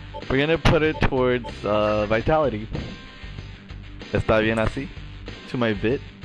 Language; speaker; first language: English; native; English